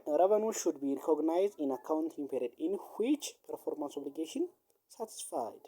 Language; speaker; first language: English; non-native, local second language; Amharic